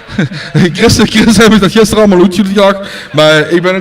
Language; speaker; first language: Dutch; native; Dutch